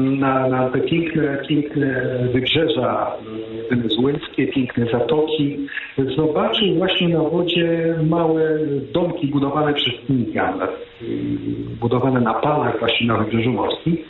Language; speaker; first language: Polish; native; Polish